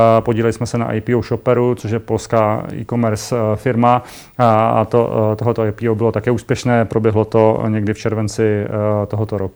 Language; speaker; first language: Czech; native; Czech